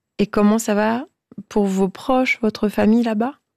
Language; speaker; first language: French; native; French